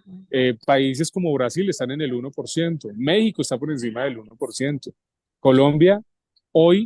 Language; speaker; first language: Spanish; native; Spanish